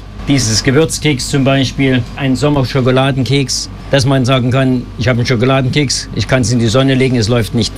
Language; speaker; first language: German; native; German